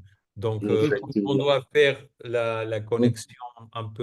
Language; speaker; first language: French; non-native, fluent; Spanish